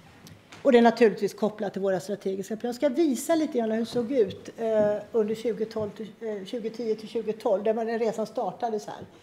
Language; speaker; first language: Swedish; native; Swedish